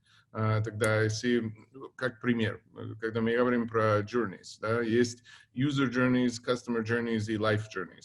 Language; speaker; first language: Russian; non-native, fluent; English